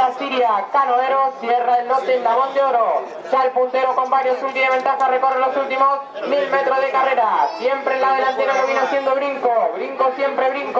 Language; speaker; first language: Spanish; native; Spanish